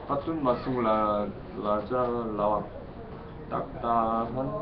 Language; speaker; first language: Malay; non-native, learner; Korean